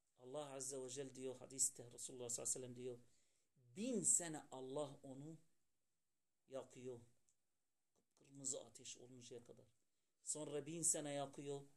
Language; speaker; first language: Turkish; non-native, fluent; Arabic